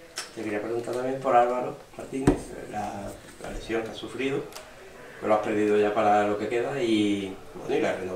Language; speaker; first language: Spanish; native; Spanish